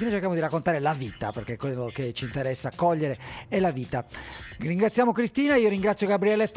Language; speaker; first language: Italian; native; Italian